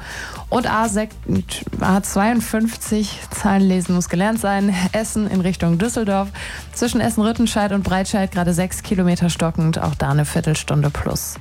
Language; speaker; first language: German; native; German